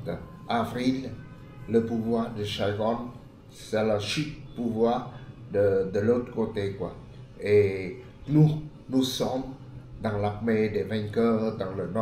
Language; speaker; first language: French; non-native, fluent; Vietnamese